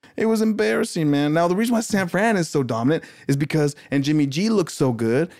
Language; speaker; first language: English; native; English